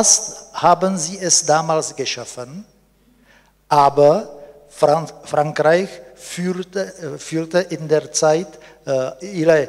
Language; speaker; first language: German; non-native, fluent; Czech